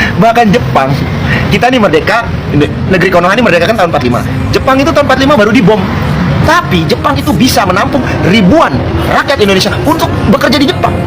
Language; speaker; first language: Indonesian; native; Indonesian